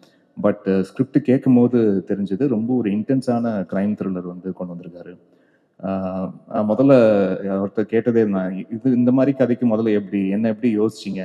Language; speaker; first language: Tamil; native; Tamil